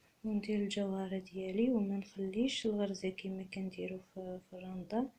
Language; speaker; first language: Arabic; native; Arabic